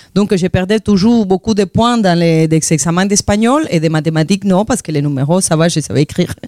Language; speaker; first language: French; non-native, fluent; Spanish